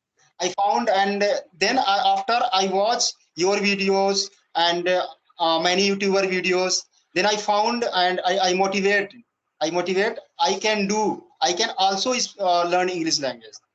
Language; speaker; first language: English; non-native, learner; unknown